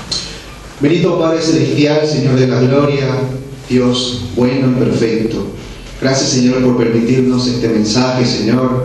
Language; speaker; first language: Spanish; non-native, fluent; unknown